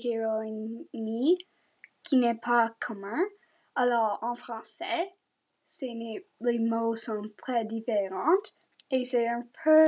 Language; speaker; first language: French; non-native, learner; English